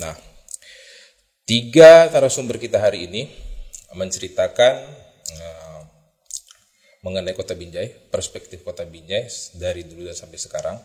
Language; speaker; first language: Indonesian; native; Indonesian